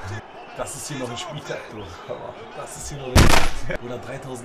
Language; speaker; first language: German; early bilingual, other home language; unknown